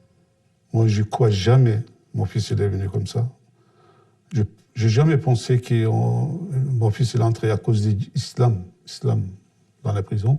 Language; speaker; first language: French; non-native, learner; Turkish